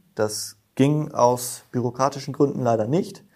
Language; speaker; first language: German; native; German